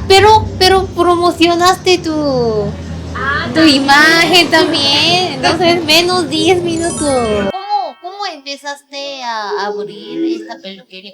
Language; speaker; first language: Spanish; non-native, fluent; Korean